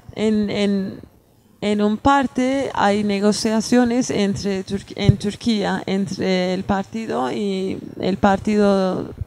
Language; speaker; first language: Spanish; non-native, fluent; Turkish